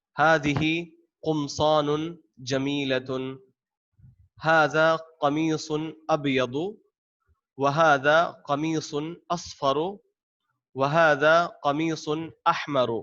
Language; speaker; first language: Arabic; non-native, fluent; Urdu